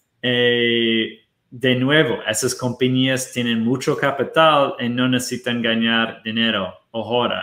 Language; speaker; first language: Spanish; non-native, fluent; Portuguese